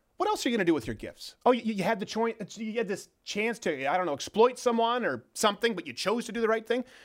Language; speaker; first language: English; native; English